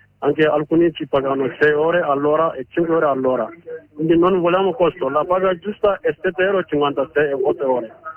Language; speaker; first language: Italian; non-native, learner; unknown